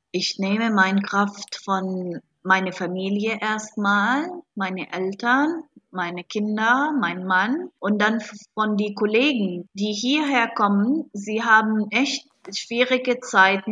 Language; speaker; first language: German; non-native, fluent; Arabic